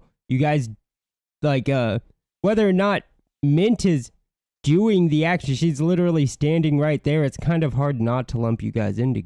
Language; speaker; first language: English; native; English